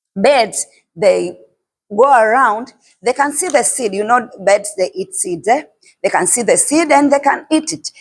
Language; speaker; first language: English; non-native, local second language; Swahili